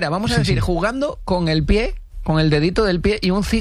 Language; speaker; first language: Spanish; native; Spanish